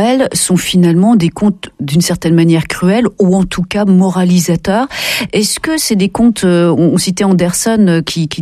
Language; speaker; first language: French; native; French